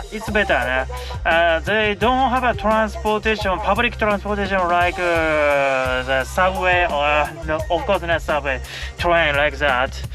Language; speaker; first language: English; non-native, learner; Japanese